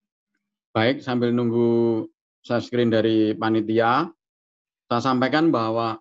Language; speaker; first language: Indonesian; native; Indonesian